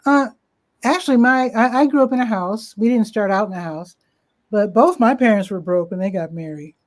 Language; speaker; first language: English; native; English